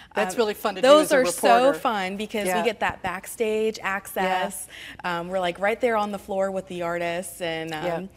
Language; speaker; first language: English; native; English